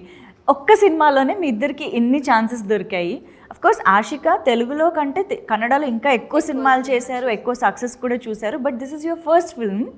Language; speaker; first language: Telugu; native; Telugu